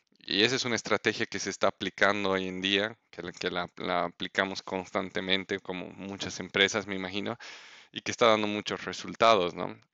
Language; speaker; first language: Spanish; native; Spanish